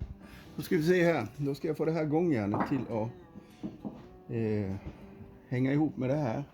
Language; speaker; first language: Swedish; native; Swedish